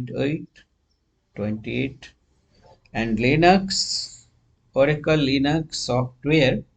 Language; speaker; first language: English; non-native, local second language; Hindi